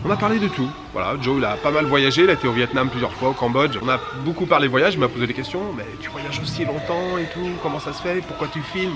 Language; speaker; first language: French; native; French